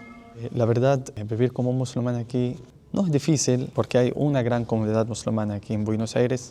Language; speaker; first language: Spanish; non-native, fluent; Arabic